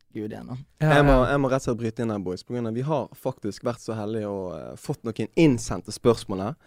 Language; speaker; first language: Norwegian; native; Norwegian